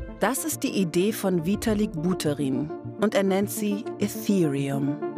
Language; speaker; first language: German; native; German